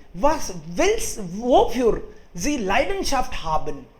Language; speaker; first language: German; non-native, fluent; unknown